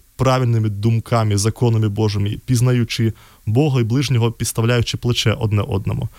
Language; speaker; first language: Ukrainian; non-native, fluent; Russian